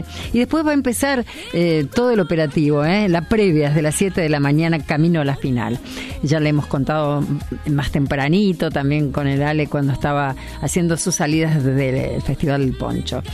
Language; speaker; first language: Spanish; native; Spanish